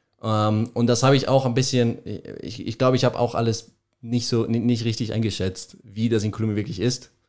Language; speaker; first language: German; non-native, fluent; Spanish